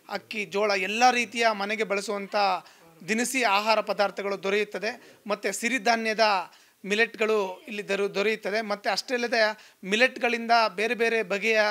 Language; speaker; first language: Kannada; native; Kannada